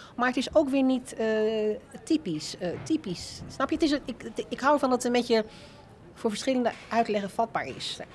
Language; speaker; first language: Dutch; native; Dutch